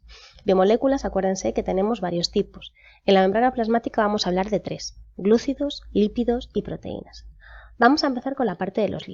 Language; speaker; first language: Spanish; native; Spanish